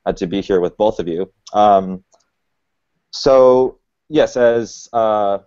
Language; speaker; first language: English; native; English